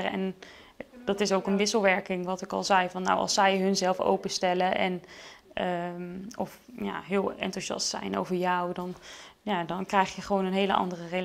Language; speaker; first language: Dutch; native; Dutch